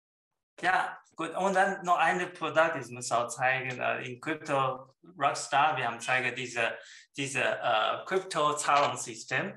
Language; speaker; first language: German; non-native, learner; Chinese